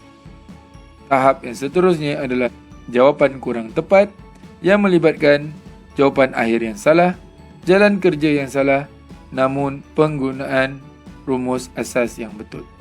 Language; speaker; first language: Malay; native; Malay